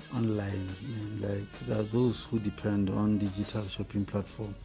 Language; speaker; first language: English; non-native, local second language; Northern Sotho